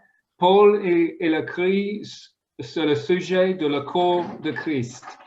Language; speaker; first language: French; non-native, fluent; English